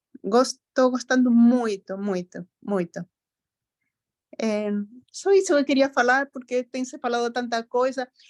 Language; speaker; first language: Portuguese; non-native, fluent; Spanish